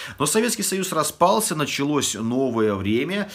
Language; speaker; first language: Russian; native; Russian